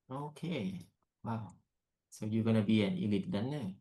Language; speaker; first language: English; non-native, learner; Thai